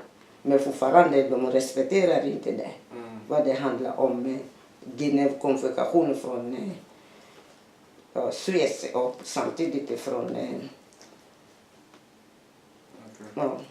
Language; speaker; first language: Swedish; non-native, learner; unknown